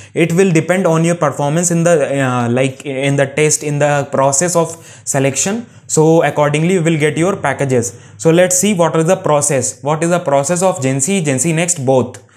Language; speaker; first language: English; non-native, local second language; Hindi